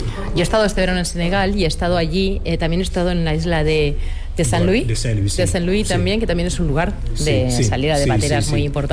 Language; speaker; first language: Spanish; native; Spanish